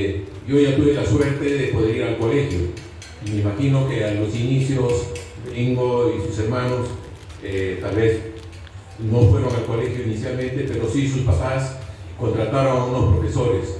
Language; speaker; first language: Spanish; native; Spanish